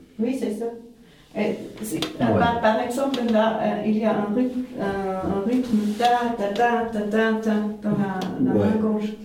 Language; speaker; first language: French; non-native, fluent; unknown